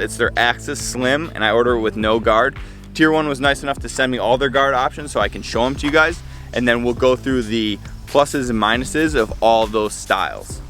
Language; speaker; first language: English; native; English